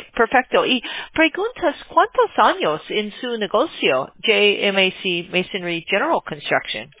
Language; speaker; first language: Spanish; non-native, learner; English